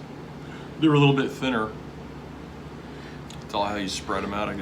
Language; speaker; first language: English; native; English